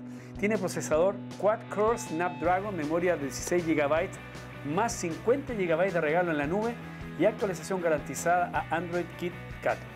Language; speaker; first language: Spanish; native; Spanish